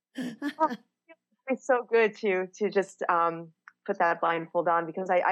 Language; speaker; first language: English; non-native, fluent; Hebrew